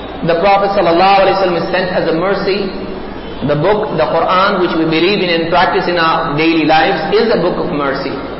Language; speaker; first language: English; non-native, local second language; Urdu